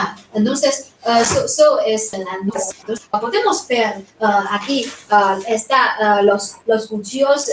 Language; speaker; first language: Spanish; non-native, fluent; Chinese